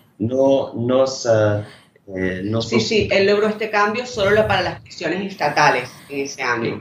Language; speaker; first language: Spanish; non-native, learner; English